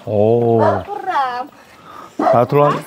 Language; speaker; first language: Korean; native; Korean